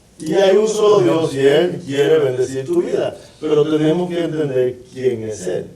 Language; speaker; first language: Spanish; native; Spanish